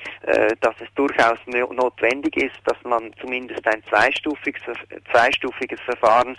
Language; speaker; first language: German; native; German